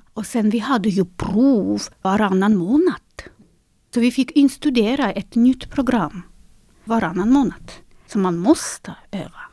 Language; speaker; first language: Swedish; non-native, fluent; Russian